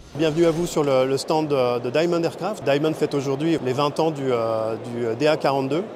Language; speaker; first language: French; native; French